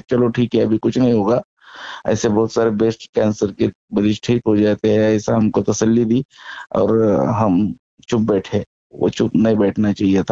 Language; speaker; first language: Hindi; non-native, local second language; Marathi